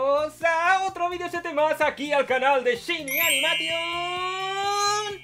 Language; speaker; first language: Spanish; native; Spanish